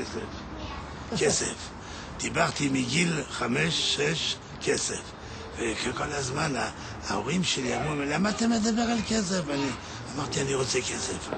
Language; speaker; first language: Hebrew; non-native, learner; French